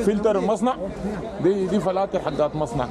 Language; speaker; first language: Arabic; native; Arabic